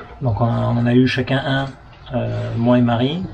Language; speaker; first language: French; native; French